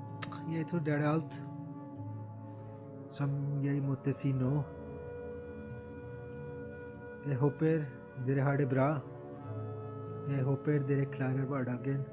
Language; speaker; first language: Norwegian; non-native, fluent; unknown